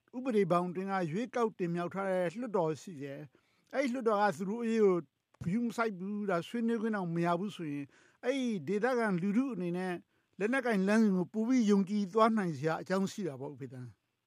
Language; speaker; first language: Burmese; native; Burmese